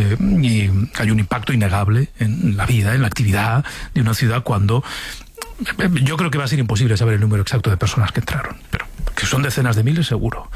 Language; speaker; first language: Spanish; native; Spanish